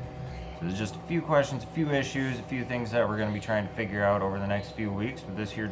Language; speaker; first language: English; native; English